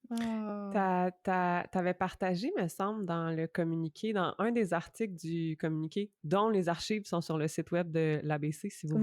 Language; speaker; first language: French; native; French